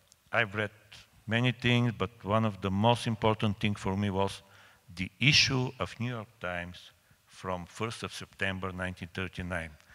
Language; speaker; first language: English; non-native, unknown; Bulgarian